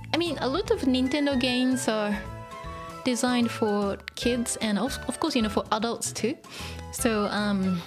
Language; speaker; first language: English; non-native, fluent; Japanese